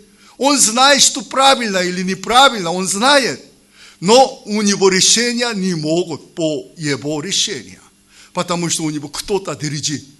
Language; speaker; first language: Russian; non-native, learner; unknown